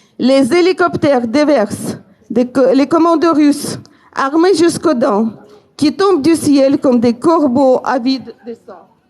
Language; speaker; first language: French; non-native, fluent; Ukrainian